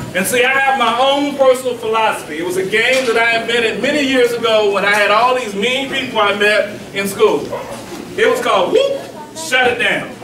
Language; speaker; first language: English; native; English